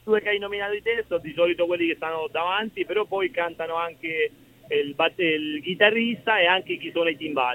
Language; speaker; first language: Italian; non-native, fluent; Spanish